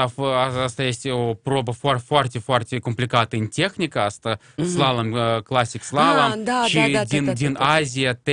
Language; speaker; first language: Romanian; non-native, local second language; Russian